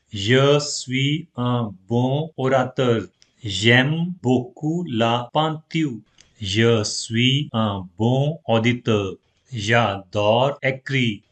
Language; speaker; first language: French; non-native, fluent; Hindi